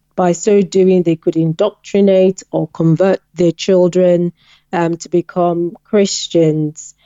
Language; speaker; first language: English; non-native, local second language; Yoruba